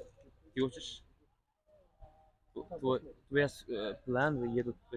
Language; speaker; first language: Russian; non-native, learner; Turkish